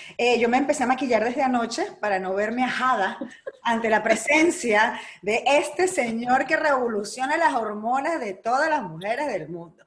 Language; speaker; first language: Spanish; native; Spanish